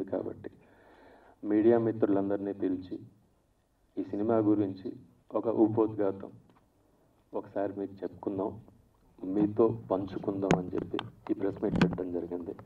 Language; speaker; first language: Telugu; native; Telugu